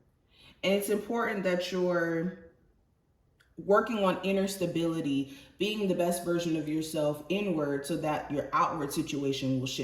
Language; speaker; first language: English; native; English